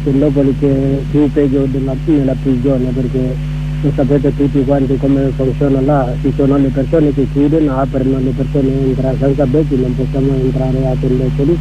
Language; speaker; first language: Italian; non-native, learner; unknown